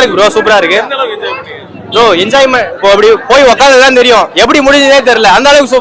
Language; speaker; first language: Tamil; native; Tamil